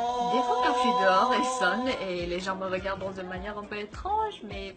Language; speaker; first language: French; non-native, fluent; Korean